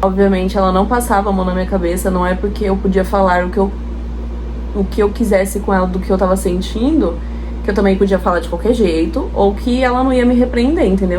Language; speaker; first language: Portuguese; native; Portuguese